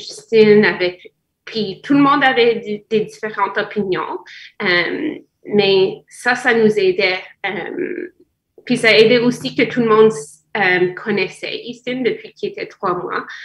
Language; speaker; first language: French; non-native, fluent; English